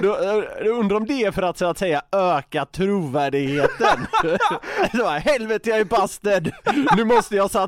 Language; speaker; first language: Swedish; native; Swedish